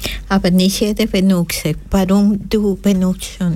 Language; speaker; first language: German; non-native, learner; Spanish